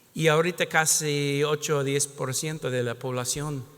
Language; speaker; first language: Spanish; non-native, fluent; English